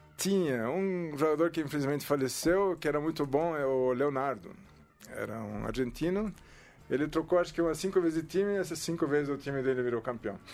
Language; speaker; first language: Portuguese; non-native, fluent; German